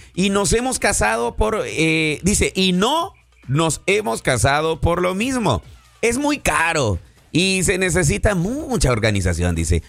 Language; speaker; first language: Spanish; native; Spanish